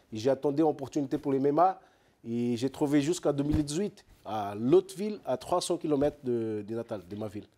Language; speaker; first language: French; non-native, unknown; Portuguese